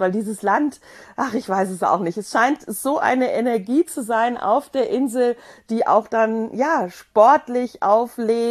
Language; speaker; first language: German; native; German